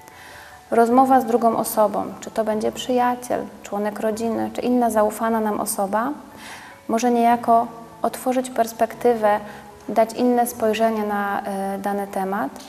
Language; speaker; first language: Polish; native; Polish